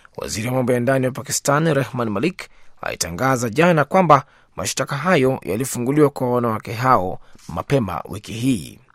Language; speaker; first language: Swahili; native; Swahili